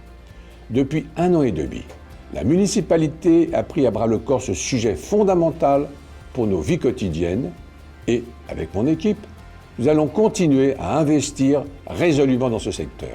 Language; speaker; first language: French; native; French